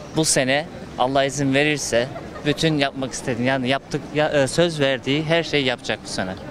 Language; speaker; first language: Turkish; native; Turkish